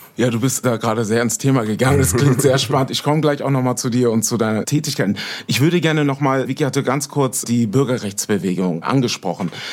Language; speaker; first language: German; native; German